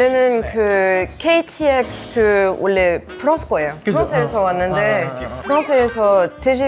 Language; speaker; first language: Korean; non-native, fluent; French